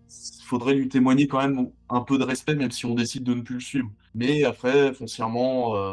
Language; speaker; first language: French; native; French